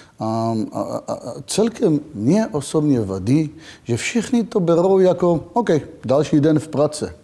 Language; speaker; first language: Czech; non-native, fluent; Hebrew